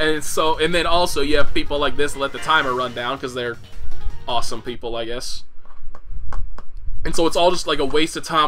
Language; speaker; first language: English; native; English